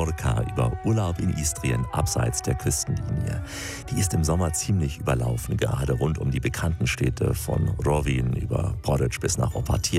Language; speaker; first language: German; native; German